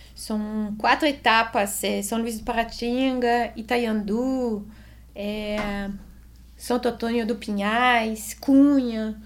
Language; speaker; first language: Portuguese; non-native, fluent; French